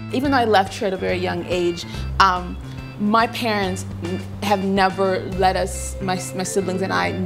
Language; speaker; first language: English; native; English